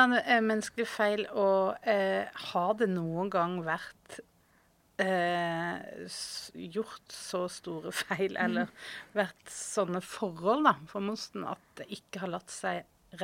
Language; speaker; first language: Norwegian; native; Norwegian